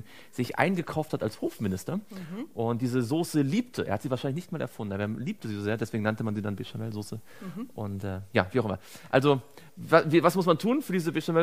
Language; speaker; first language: German; native; German